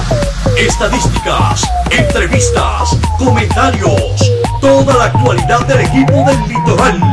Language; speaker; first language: Spanish; native; Spanish